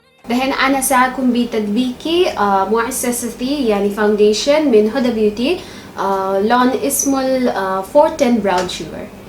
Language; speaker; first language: Arabic; non-native, local second language; Bangla